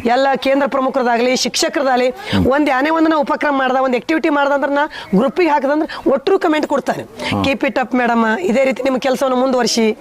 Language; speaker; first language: Kannada; native; Kannada